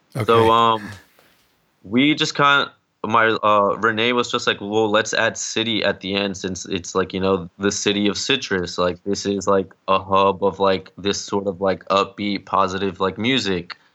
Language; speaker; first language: English; early bilingual, other home language; Spanish